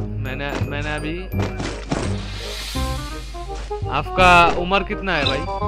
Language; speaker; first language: Hindi; non-native, learner; Bangla